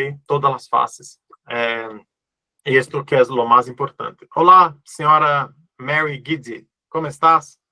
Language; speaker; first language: Spanish; non-native, fluent; Portuguese